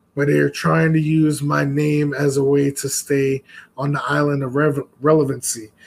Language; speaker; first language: English; native; English